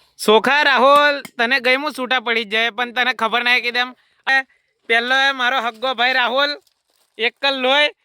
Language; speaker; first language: Gujarati; non-native, local second language; Rathawi